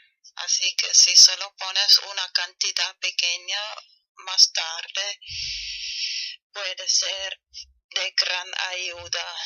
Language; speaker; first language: Spanish; non-native, fluent; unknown